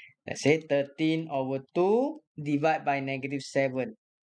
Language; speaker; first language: English; non-native, local second language; Malay